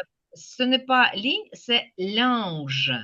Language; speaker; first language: French; non-native, fluent; Ukrainian